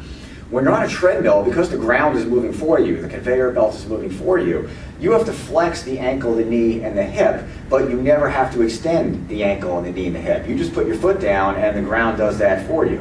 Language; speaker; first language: English; native; English